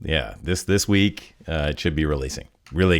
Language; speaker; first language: English; native; English